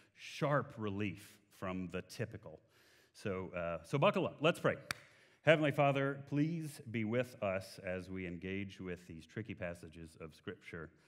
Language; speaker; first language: English; native; English